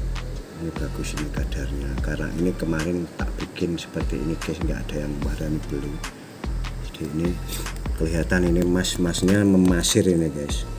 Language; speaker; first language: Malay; non-native, local second language; Javanese